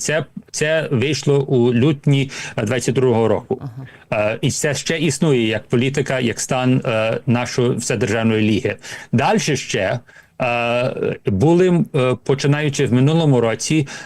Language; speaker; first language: Ukrainian; early bilingual, heritage; Ukrainian